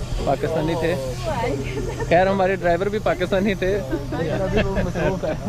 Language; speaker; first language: Urdu; native; Urdu